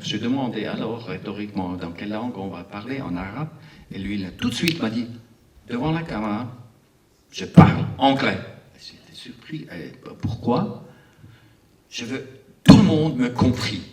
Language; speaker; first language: French; non-native, local second language; Arabic